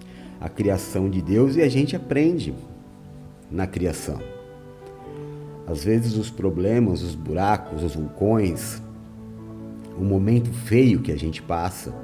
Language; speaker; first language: Portuguese; native; Portuguese